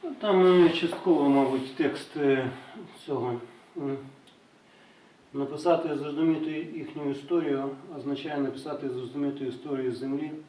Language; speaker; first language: Ukrainian; native; Ukrainian